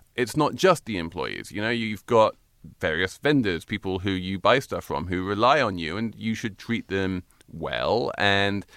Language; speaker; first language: English; native; English